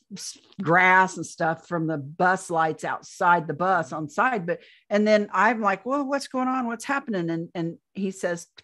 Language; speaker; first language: English; native; English